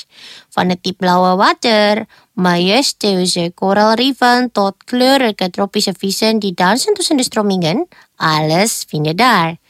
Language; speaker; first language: Dutch; non-native, fluent; Indonesian